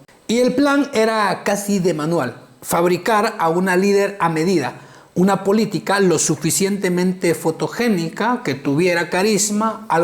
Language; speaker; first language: Spanish; native; Spanish